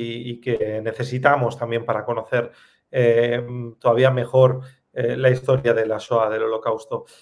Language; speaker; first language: Spanish; native; Spanish